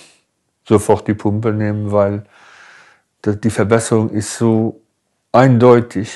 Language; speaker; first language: German; non-native, local second language; Luxembourgish